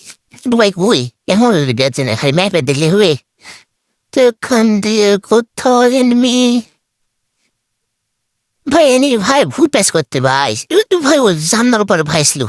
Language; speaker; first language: Bangla; native; Bangla